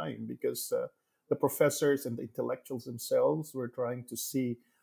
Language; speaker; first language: English; non-native, local second language; Hiligaynon